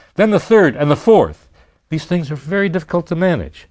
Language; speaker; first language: English; native; English